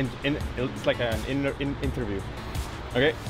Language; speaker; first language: English; non-native, fluent; Indonesian